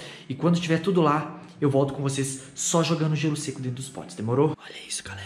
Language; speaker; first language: Portuguese; native; Portuguese